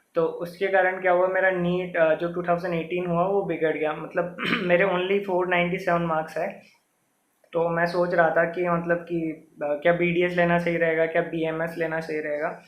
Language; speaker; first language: Hindi; native; Hindi